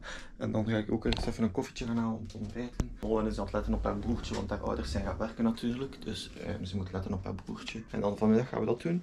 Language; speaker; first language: Dutch; native; Dutch